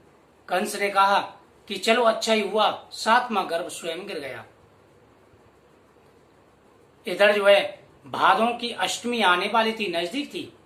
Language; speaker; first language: Hindi; native; Hindi